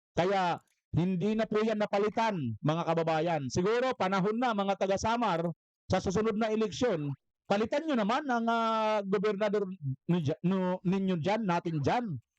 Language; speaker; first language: Filipino; non-native, local second language; Waray